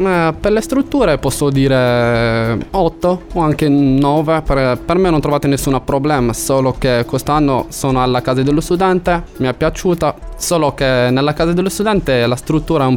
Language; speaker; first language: Italian; non-native, learner; Arabic